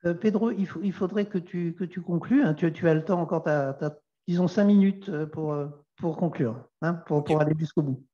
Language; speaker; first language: French; native; French